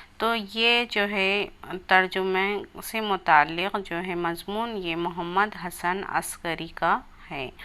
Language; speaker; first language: Urdu; native; Urdu